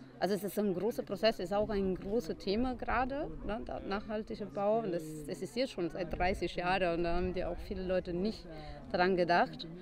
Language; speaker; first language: German; non-native, fluent; Italian